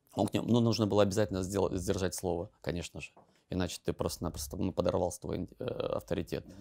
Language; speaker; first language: Russian; native; Russian